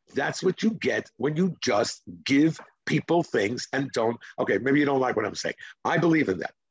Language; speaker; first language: English; non-native, fluent; Hebrew